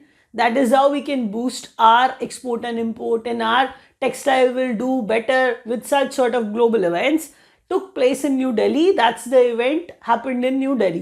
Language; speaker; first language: English; non-native, local second language; Hindi